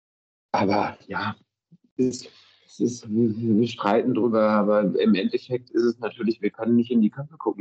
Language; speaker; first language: German; native; German